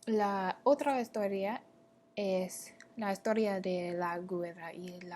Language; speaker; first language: Spanish; non-native, learner; English